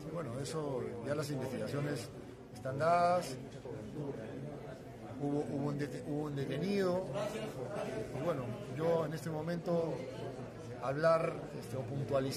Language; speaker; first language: Spanish; native; Spanish